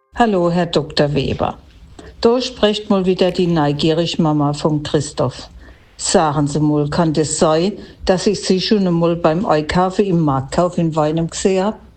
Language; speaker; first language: German; native; German